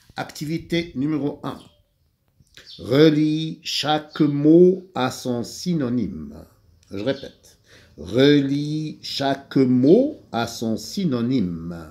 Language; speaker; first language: French; non-native, local second language; Arabic